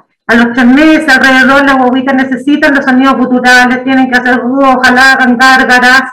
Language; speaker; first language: Spanish; native; Spanish